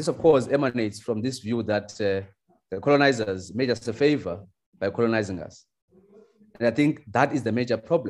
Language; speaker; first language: English; non-native, local second language; Xhosa